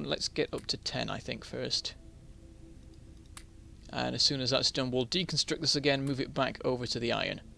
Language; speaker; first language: English; native; English